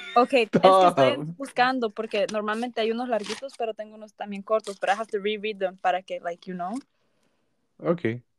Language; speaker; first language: Spanish; early bilingual, heritage; Spanish